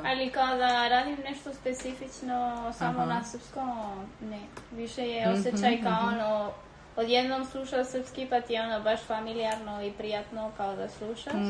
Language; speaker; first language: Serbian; early bilingual, heritage; Spanish